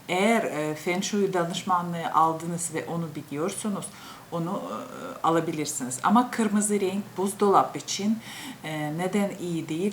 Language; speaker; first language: Turkish; non-native, fluent; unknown